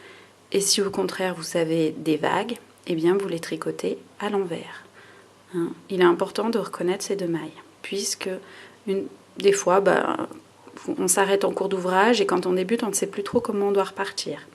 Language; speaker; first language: French; native; French